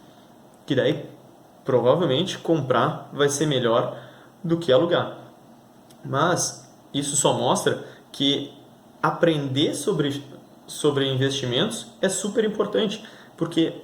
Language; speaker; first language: Portuguese; native; Portuguese